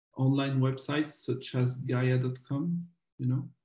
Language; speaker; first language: English; non-native, fluent; French